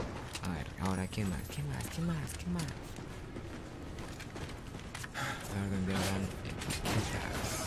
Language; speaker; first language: Spanish; native; Spanish